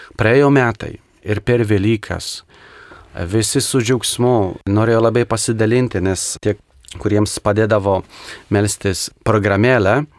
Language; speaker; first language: Lithuanian; non-native, local second language; Polish